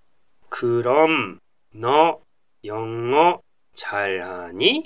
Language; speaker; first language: Korean; non-native, fluent; Japanese